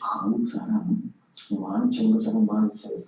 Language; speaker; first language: Korean; non-native, learner; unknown